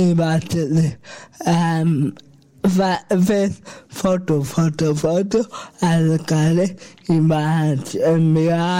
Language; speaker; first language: Catalan; non-native, local second language; Spanish